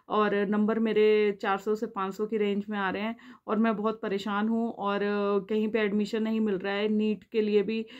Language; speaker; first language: Hindi; native; Hindi